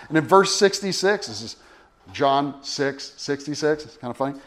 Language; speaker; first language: English; native; English